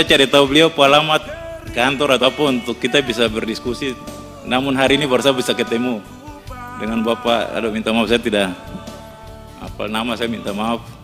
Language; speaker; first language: Indonesian; native; Indonesian